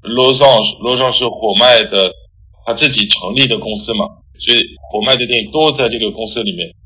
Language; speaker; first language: Chinese; non-native, fluent; French